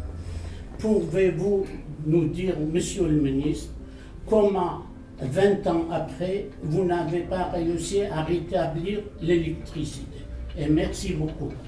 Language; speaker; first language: French; non-native, fluent; Arabic